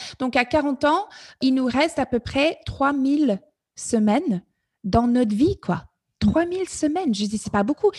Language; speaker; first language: French; non-native, fluent; English